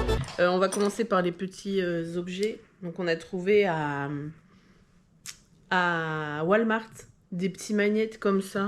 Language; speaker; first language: French; native; French